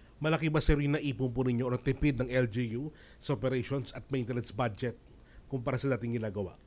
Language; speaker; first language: Filipino; native; Filipino